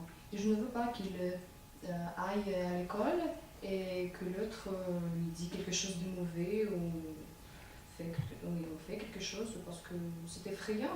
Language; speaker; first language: French; non-native, fluent; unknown